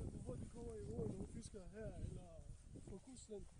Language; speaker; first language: Danish; non-native, learner; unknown